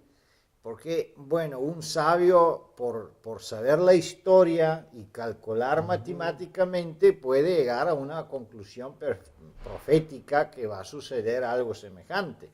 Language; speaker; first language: Spanish; non-native, fluent; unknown